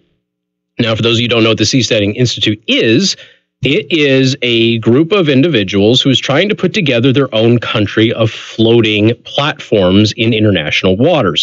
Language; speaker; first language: English; native; English